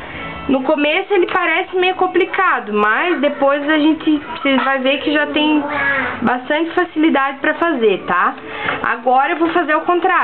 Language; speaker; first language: Portuguese; native; Portuguese